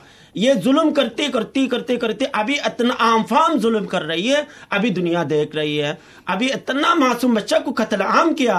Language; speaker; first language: Hindi; non-native, fluent; Rohingya